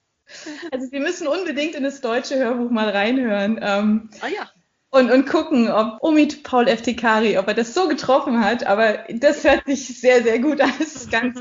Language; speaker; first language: German; native; German